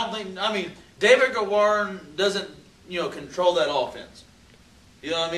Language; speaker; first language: English; native; English